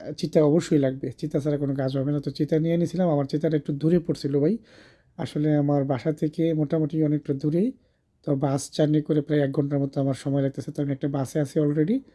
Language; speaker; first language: Bangla; native; Bangla